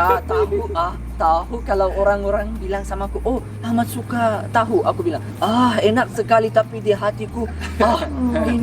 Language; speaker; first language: Indonesian; non-native, learner; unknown